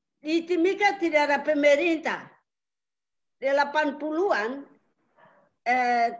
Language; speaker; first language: Indonesian; non-native, local second language; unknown